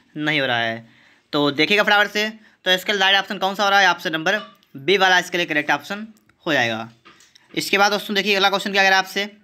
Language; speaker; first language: Hindi; native; Hindi